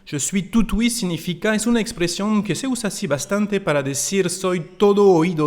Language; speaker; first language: Spanish; non-native, fluent; French